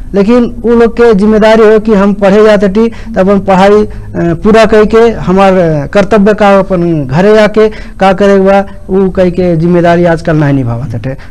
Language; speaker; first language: Bhojpuri; non-native, local second language; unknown